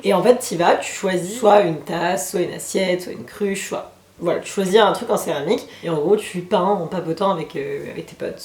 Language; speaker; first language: French; native; French